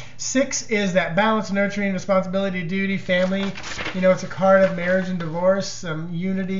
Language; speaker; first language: English; native; English